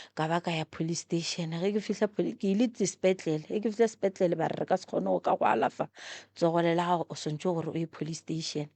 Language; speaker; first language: Northern Sotho; non-native, local second language; Tsonga